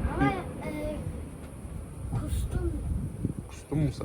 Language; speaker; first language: Turkish; native; Turkish